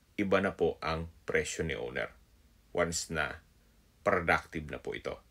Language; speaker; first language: Filipino; non-native, local second language; Bikol